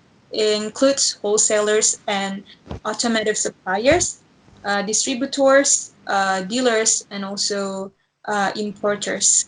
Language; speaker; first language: English; non-native, learner; Indonesian